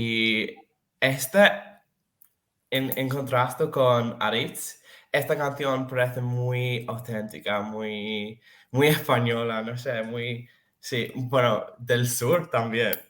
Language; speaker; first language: Spanish; non-native, fluent; Serbian